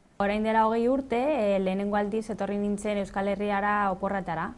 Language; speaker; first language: Basque; non-native, learner; Spanish